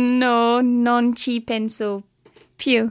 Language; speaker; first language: Italian; non-native, learner; English